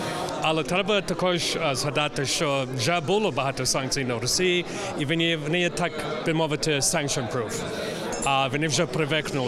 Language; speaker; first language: Ukrainian; early bilingual, heritage; English